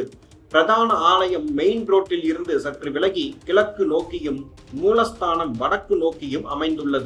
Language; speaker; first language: Tamil; native; Tamil